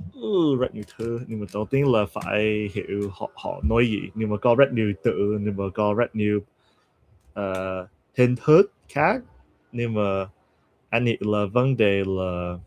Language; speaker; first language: Vietnamese; non-native, learner; English